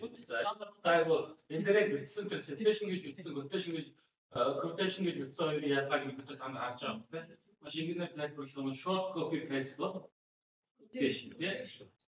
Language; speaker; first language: Mongolian; native; Mongolian